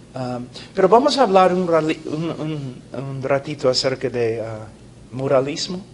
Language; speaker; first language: Spanish; non-native, fluent; English